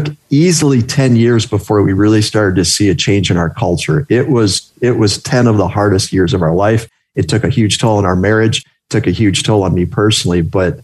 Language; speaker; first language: English; native; English